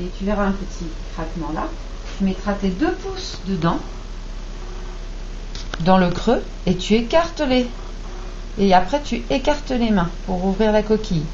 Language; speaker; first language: French; native; French